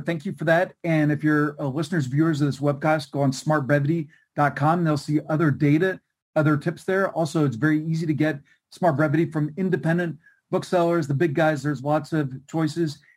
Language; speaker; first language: English; native; English